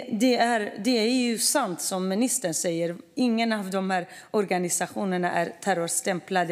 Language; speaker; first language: Swedish; non-native, fluent; Kurdish